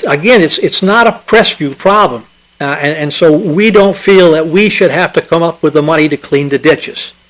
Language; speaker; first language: English; native; English